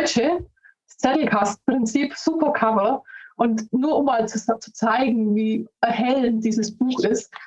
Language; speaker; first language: German; non-native, fluent; Spanish